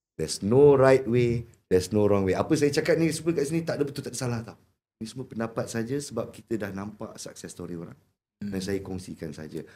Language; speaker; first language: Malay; native; Malay